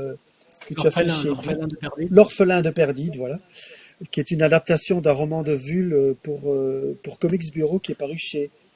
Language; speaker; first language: French; native; French